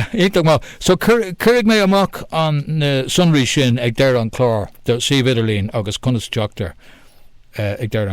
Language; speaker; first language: Irish; non-native, local second language; English